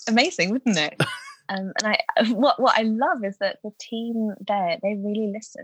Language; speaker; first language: English; native; English